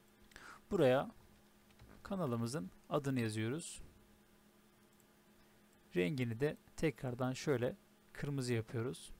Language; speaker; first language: Turkish; native; Turkish